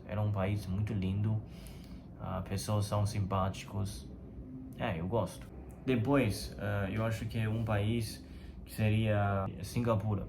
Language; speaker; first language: Portuguese; non-native, fluent; Chinese